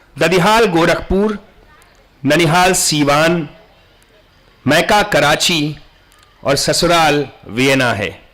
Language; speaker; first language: Urdu; native; Urdu